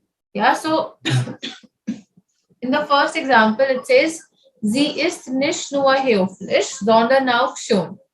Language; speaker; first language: German; non-native, fluent; Hindi